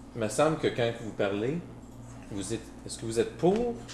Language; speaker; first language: French; native; French